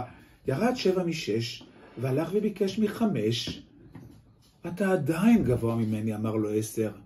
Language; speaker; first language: Hebrew; native; Hebrew